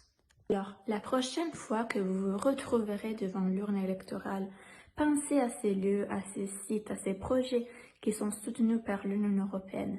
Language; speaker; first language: French; native; French